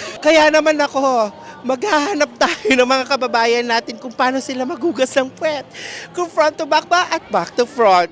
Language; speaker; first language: Filipino; native; Filipino